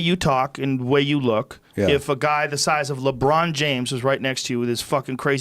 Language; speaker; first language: English; native; English